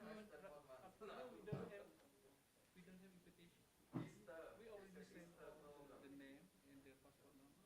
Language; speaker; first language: English; non-native, learner; Indonesian